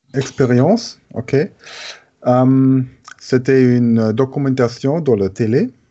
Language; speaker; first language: French; non-native, learner; German